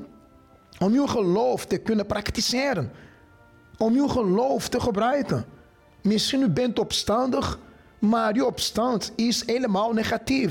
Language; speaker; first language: Dutch; non-native, fluent; Portuguese